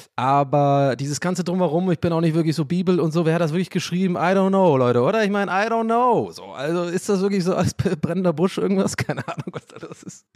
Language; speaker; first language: German; native; German